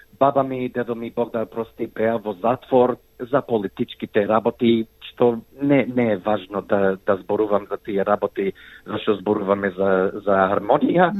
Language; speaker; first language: Macedonian; early bilingual, heritage; Macedonian